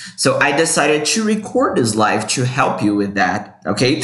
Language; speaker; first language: English; non-native, fluent; Portuguese